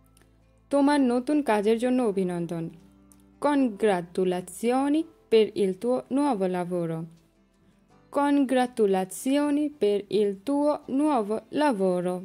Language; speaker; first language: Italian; non-native, learner; Bangla